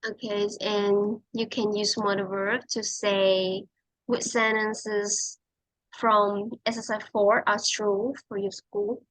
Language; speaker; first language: English; non-native, fluent; Vietnamese